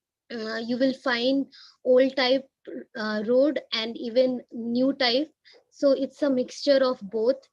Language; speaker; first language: English; non-native, learner; Hindi